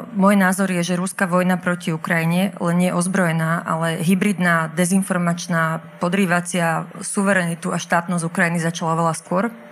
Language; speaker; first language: Slovak; native; Slovak